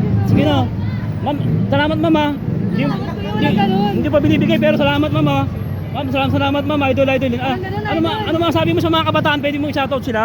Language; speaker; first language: Filipino; native; Filipino